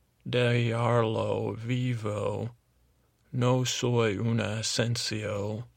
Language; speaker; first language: Spanish; non-native, learner; English